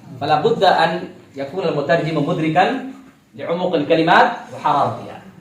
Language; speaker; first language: Arabic; non-native, fluent; Urdu